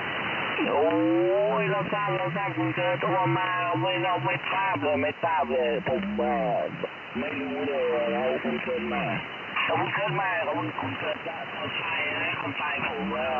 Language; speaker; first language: Thai; native; Thai